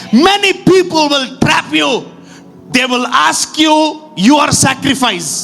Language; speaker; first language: English; non-native, local second language; Telugu